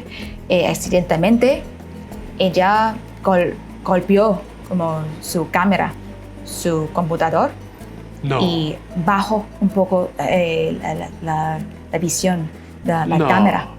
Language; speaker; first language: Spanish; non-native, fluent; Thai